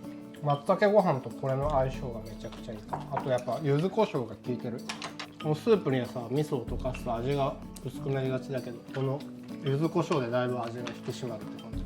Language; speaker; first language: Japanese; native; Japanese